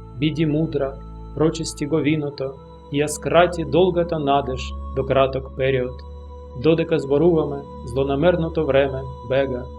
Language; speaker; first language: Macedonian; non-native, learner; Russian